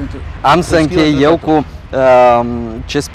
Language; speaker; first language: Romanian; native; Romanian